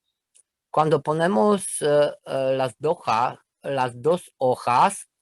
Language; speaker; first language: Spanish; non-native, learner; Romanian